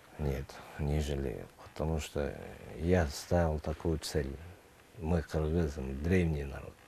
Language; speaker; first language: Russian; non-native, local second language; Kyrgyz